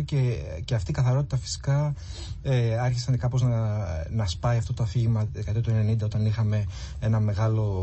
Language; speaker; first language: Greek; native; Greek